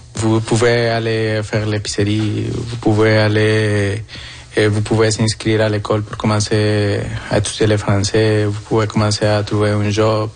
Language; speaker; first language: French; non-native, fluent; Spanish